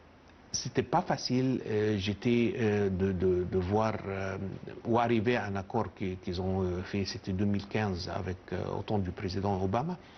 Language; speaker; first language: French; non-native, fluent; Arabic